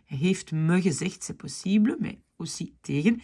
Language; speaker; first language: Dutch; non-native, fluent; French